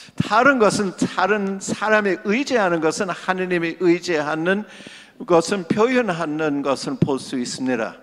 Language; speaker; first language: Korean; non-native, local second language; English